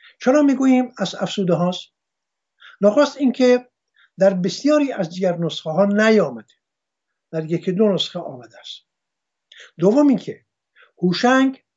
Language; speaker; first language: Persian; non-native, local second language; Armenian